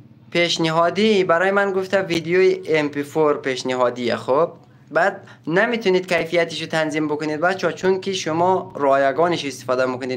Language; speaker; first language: Persian; native; Persian